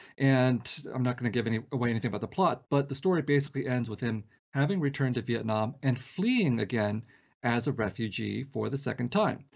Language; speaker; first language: English; early bilingual, other home language; Vietnamese